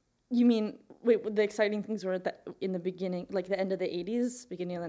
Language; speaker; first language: English; native; English